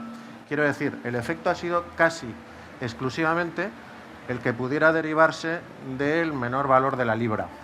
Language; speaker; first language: Spanish; native; Spanish